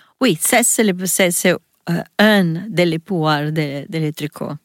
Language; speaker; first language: French; non-native, learner; Italian